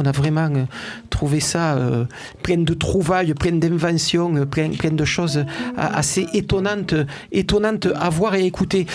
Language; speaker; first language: French; native; French